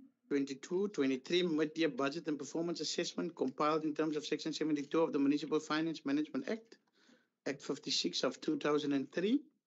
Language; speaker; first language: English; non-native, local second language; Afrikaans